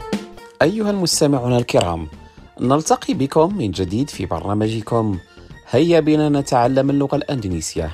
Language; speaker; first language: Arabic; non-native, fluent; Indonesian